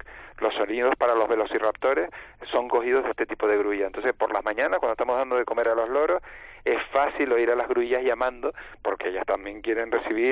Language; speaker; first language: Spanish; native; Spanish